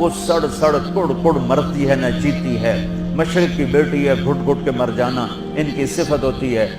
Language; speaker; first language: Urdu; non-native, local second language; Punjabi